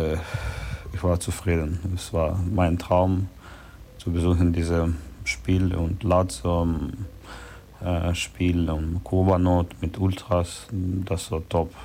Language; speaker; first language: German; non-native, learner; Ukrainian